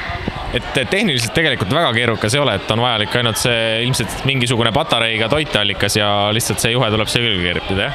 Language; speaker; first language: Estonian; native; Estonian